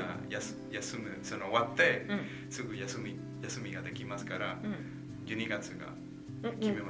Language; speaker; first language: Japanese; non-native, learner; Spanish